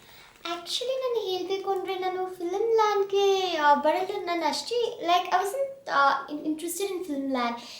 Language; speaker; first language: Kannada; early bilingual, heritage; Kannada